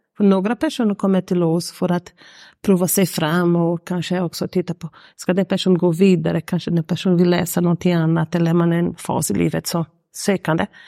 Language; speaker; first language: Swedish; non-native, fluent; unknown